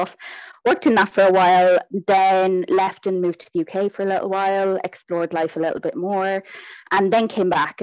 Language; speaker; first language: English; native; English